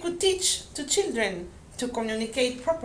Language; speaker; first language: English; non-native, fluent; Greek